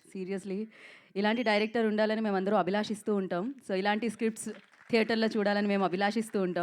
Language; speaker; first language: Telugu; native; Telugu